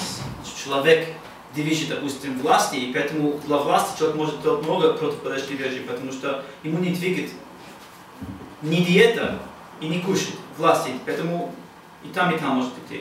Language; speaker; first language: Russian; non-native, learner; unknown